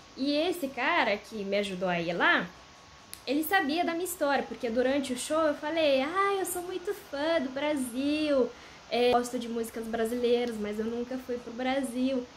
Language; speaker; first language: Portuguese; non-native, fluent; Romanian